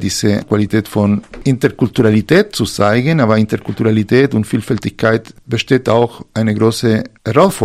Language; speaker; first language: German; non-native, fluent; Spanish